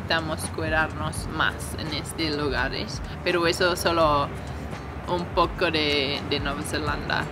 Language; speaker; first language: Spanish; non-native, learner; English